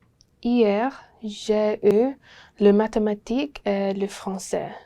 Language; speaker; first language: French; non-native, learner; English